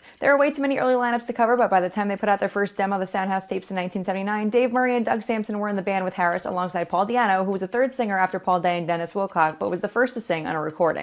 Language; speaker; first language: English; native; English